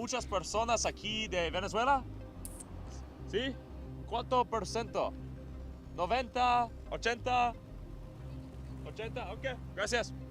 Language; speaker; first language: Spanish; non-native, learner; English